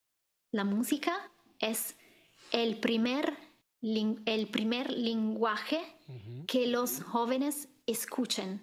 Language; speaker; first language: Spanish; non-native, fluent; Italian